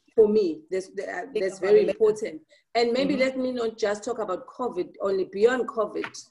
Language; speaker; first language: English; non-native, local second language; Zulu